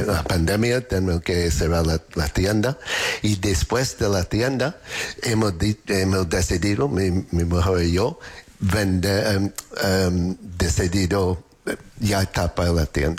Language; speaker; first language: Spanish; non-native, fluent; English